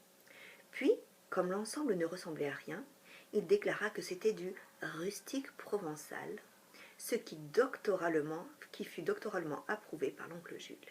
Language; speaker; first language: French; native; French